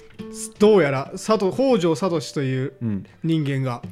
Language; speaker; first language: Japanese; native; Japanese